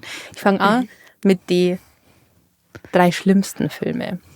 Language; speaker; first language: German; native; German